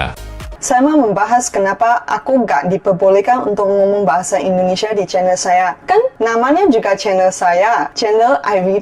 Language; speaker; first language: Indonesian; non-native, fluent; Malay